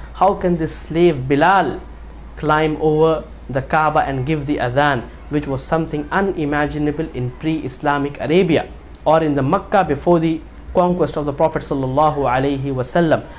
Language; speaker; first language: English; non-native, local second language; Urdu